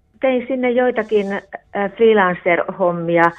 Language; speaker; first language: Finnish; native; Finnish